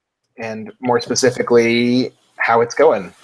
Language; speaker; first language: English; native; English